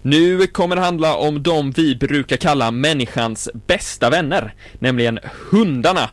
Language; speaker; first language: Swedish; native; Swedish